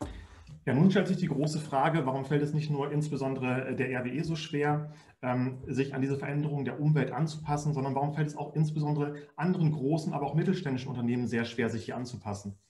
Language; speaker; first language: German; native; German